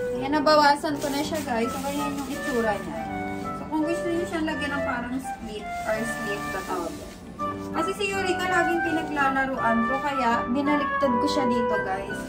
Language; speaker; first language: Filipino; native; Filipino